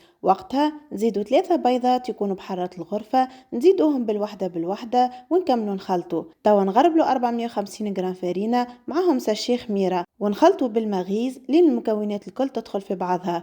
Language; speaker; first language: Arabic; native; Arabic